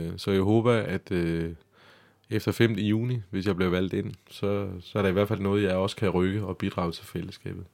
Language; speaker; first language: Danish; non-native, fluent; Turkish